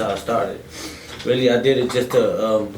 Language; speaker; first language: English; native; English